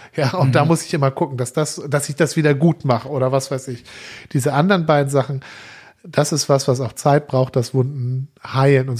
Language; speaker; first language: German; native; German